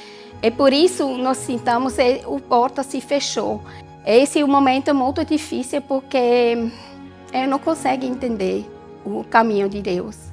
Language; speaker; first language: Portuguese; non-native, learner; German